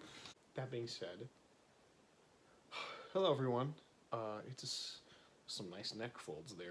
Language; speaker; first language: English; native; English